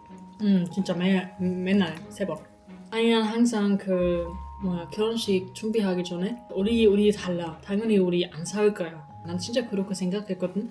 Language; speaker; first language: Korean; non-native, fluent; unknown